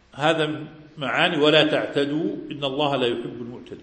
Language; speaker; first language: Arabic; native; Arabic